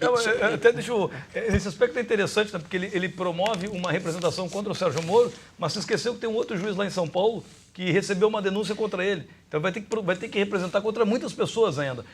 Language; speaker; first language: Portuguese; native; Portuguese